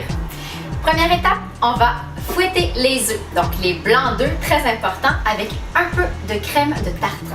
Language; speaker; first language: French; native; French